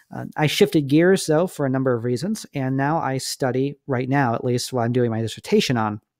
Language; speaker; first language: English; native; English